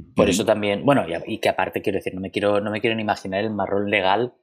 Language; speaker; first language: Spanish; native; Spanish